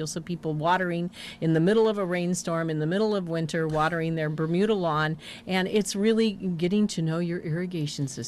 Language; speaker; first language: English; native; English